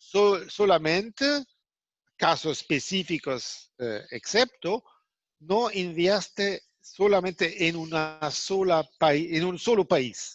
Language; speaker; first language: Spanish; non-native, fluent; German